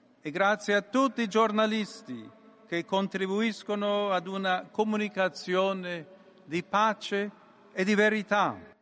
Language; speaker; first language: Italian; non-native, fluent; English